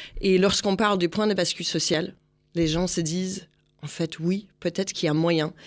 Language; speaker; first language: French; non-native, fluent; English